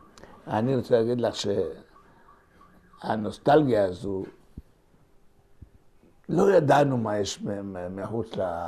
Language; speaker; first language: Hebrew; non-native, local second language; Ladino